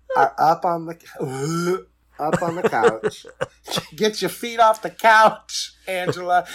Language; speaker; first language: English; native; English